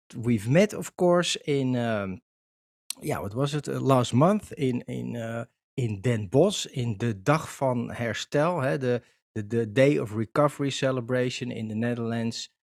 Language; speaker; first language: English; non-native, fluent; Dutch